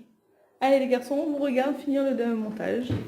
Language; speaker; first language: French; native; French